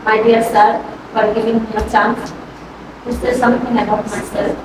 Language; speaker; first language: English; non-native, local second language; Bangla